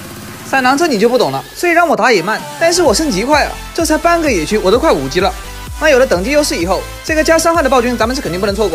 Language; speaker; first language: Chinese; native; Chinese